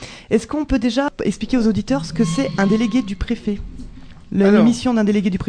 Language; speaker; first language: French; native; French